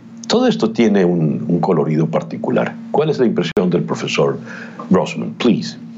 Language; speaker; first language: Spanish; native; Spanish